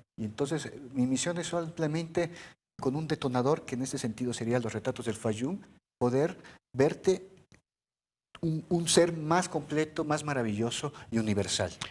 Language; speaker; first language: Spanish; early bilingual, heritage; Spanish